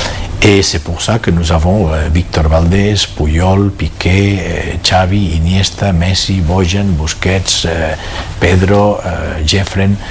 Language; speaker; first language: French; non-native, fluent; Catalan